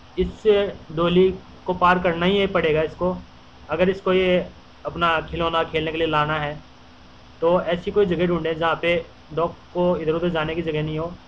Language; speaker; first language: Hindi; native; Hindi